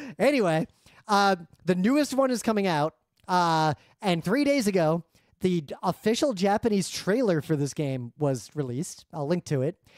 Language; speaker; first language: English; native; English